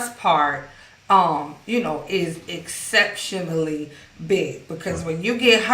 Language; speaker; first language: English; native; English